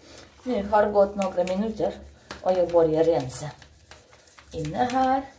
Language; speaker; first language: Swedish; non-native, learner; Russian